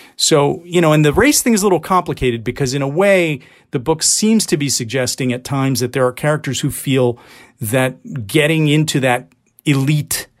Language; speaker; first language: English; native; English